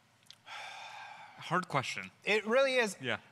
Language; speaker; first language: English; native; English